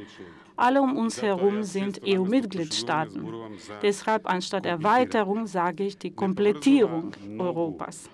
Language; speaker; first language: German; non-native, fluent; Macedonian